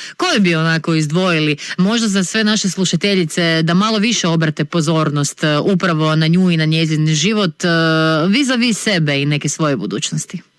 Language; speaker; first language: Bosnian; native; Bosnian